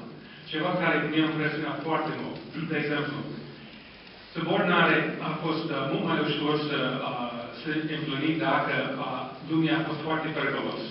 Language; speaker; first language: Romanian; non-native, fluent; English